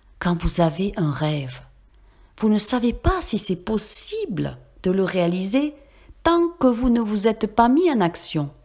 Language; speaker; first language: French; native; French